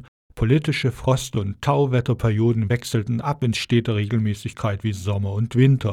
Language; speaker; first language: German; native; German